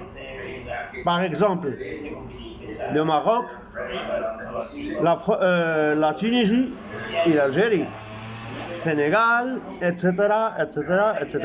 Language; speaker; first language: French; non-native, local second language; Arabic